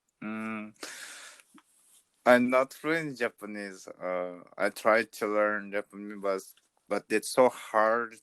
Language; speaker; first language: English; non-native, learner; Portuguese